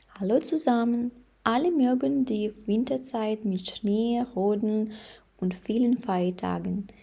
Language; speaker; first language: German; non-native, fluent; Ukrainian